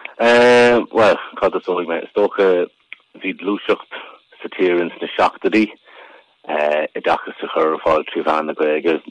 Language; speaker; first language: Irish; non-native, local second language; English